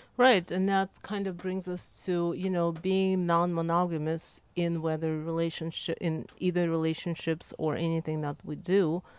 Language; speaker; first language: English; non-native, fluent; Lithuanian